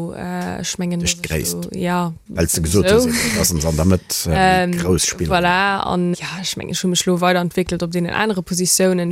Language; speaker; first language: Luxembourgish; early bilingual, heritage; Luxembourgish